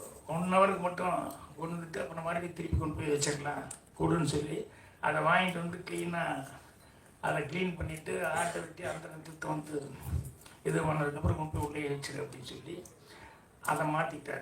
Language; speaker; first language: Tamil; native; Tamil